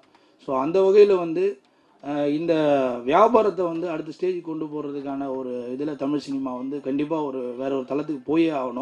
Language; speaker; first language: Tamil; native; Tamil